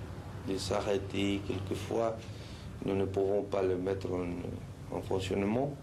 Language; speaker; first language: French; non-native, learner; Spanish